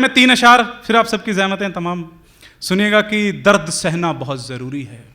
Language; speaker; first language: Hindi; native; Hindi